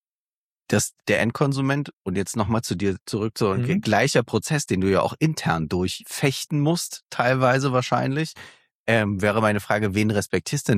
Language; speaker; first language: German; native; German